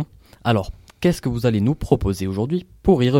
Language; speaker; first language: French; native; French